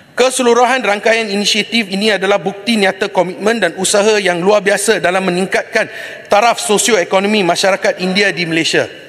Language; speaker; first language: Malay; non-native, local second language; Tamil